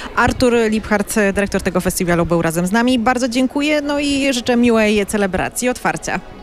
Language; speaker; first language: Polish; native; Polish